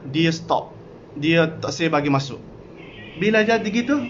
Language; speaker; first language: Malay; non-native, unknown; Arabic